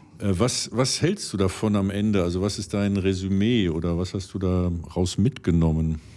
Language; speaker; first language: German; native; German